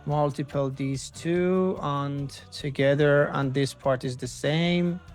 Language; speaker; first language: English; non-native, fluent; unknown